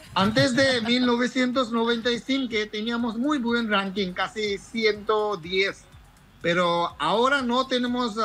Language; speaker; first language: Spanish; non-native, learner; Bangla